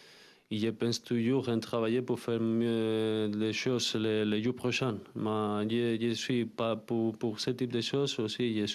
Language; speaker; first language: French; non-native, fluent; Spanish